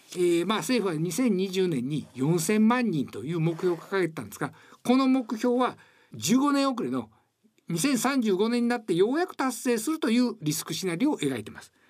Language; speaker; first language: Japanese; native; Japanese